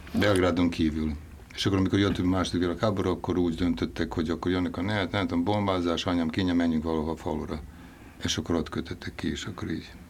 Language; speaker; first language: Hungarian; non-native, local second language; Serbian